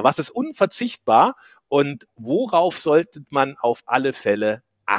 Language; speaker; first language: German; native; German